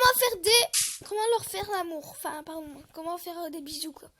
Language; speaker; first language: French; native; French